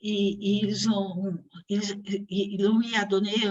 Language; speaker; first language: French; non-native, fluent; Portuguese